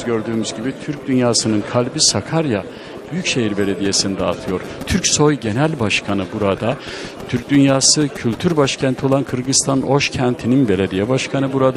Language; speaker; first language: Turkish; native; Turkish